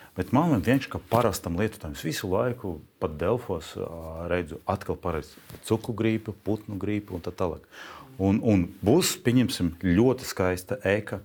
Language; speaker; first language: Latvian; non-native, local second language; Russian